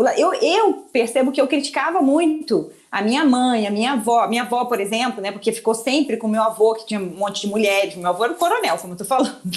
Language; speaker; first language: Portuguese; early bilingual, other home language; Spanish